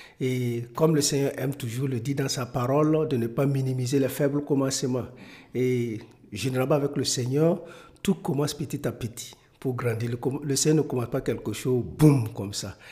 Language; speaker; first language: French; non-native, local second language; Mossi